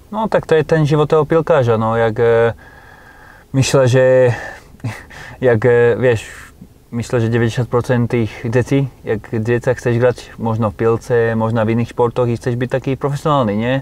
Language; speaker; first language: Polish; non-native, learner; Slovak